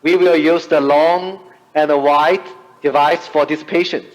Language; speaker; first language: English; non-native, fluent; Chinese